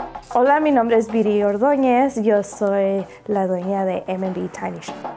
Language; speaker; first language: Spanish; early bilingual, heritage; Spanish